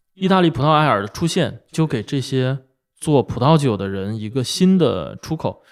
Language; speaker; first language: Chinese; native; Chinese